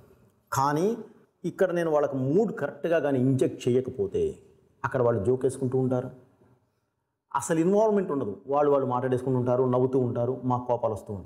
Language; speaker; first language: Telugu; native; Telugu